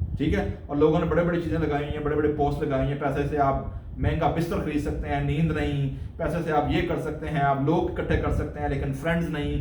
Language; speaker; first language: Urdu; non-native, local second language; Punjabi